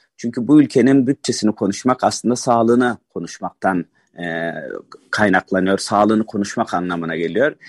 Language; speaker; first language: Turkish; native; Turkish